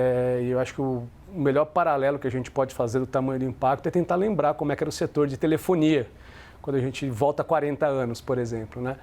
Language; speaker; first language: Portuguese; native; Portuguese